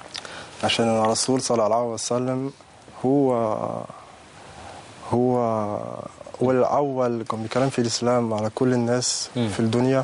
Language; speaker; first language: Arabic; non-native, learner; French